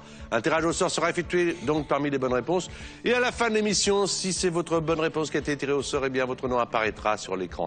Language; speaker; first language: French; native; French